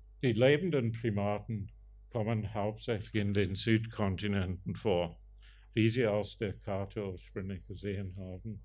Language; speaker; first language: German; non-native, fluent; English